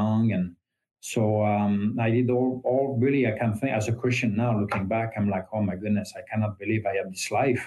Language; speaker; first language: English; non-native, fluent; French